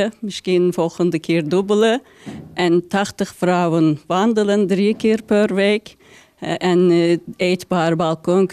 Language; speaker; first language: Dutch; non-native, learner; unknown